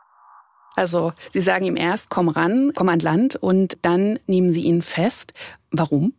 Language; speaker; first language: German; native; German